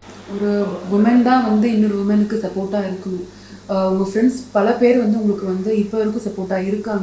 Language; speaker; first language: Tamil; native; Tamil